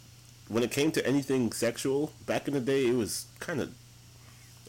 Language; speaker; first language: English; early bilingual, other home language; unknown